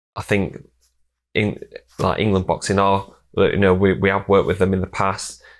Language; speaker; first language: English; native; English